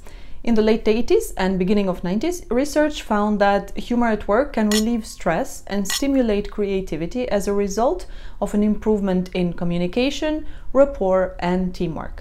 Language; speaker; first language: English; non-native, fluent; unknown